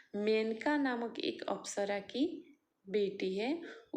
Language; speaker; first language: Hindi; non-native, local second language; Gujarati